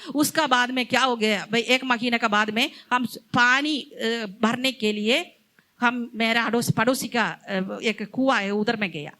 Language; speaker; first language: Hindi; non-native, local second language; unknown